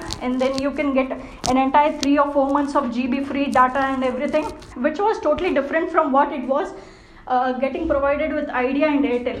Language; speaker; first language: English; non-native, local second language; Hindi